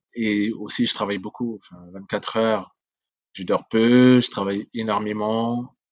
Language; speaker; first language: French; non-native, local second language; Sango